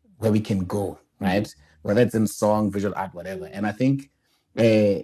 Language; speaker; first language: English; non-native, local second language; Northern Sotho